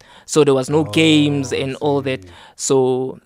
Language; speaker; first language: English; non-native, local second language; Southern Sotho